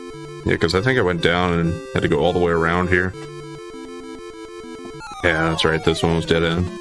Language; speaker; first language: English; native; English